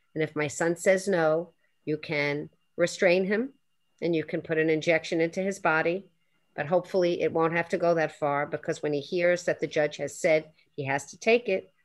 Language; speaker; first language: English; native; English